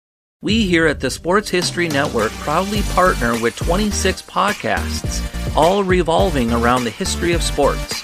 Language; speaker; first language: English; native; English